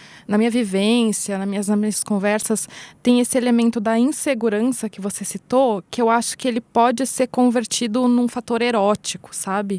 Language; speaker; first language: Portuguese; native; Portuguese